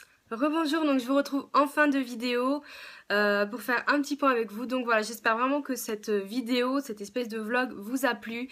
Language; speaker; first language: French; native; French